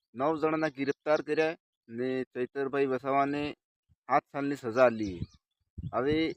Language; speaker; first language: Gujarati; non-native, local second language; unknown